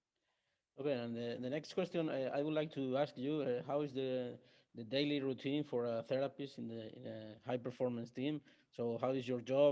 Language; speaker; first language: English; non-native, learner; Spanish